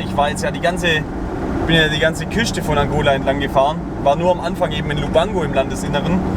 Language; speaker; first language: German; native; German